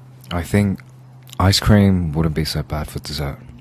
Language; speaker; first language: English; native; English